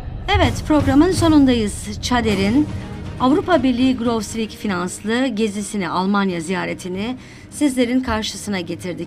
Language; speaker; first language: Turkish; native; Turkish